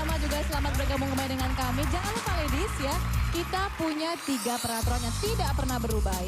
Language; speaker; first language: Indonesian; native; Indonesian